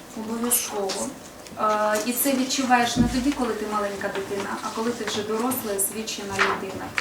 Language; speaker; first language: Ukrainian; non-native, local second language; Russian